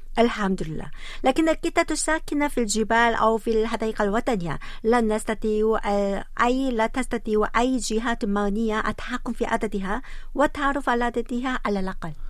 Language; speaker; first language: Arabic; non-native, fluent; Korean